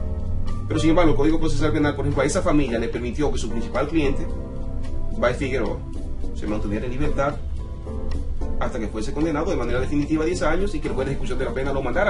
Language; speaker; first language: Spanish; native; Spanish